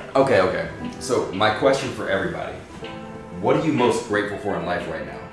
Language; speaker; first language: English; native; English